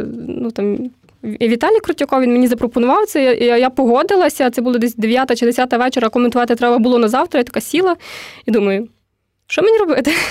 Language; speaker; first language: Ukrainian; native; Ukrainian